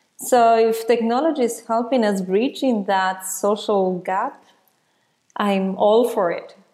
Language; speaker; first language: English; non-native, fluent; Spanish